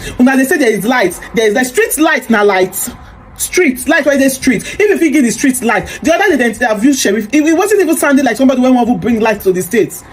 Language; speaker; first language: Nigerian Pidgin; native; Nigerian Pidgin